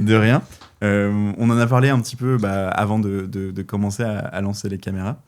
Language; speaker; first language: French; native; French